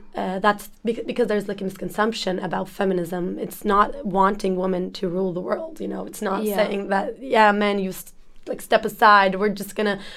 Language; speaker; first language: English; non-native, fluent; Turkish